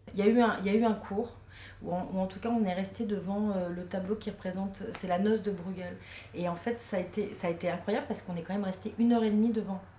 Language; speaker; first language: French; native; French